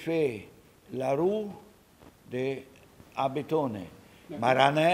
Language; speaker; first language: French; non-native, learner; Italian